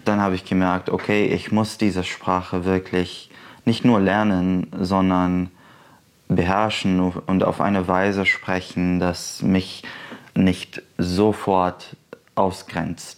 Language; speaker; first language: German; non-native, fluent; Arabic